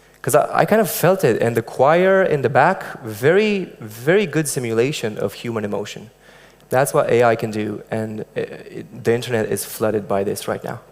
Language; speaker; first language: English; non-native, fluent; Romanian